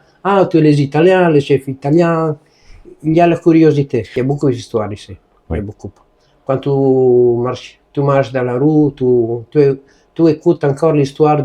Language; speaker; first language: French; non-native, learner; Italian